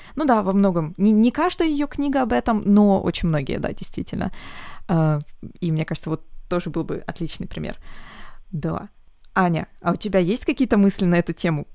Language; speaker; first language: Russian; native; Russian